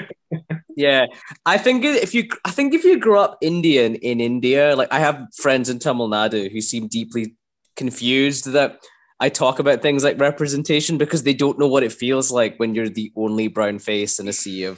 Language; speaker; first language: English; native; English